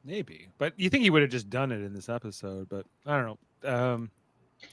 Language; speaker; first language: English; native; English